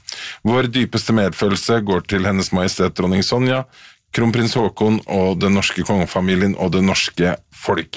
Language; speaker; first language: Norwegian; native; Norwegian